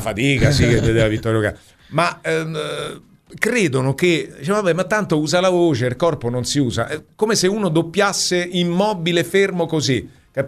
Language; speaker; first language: Italian; native; Italian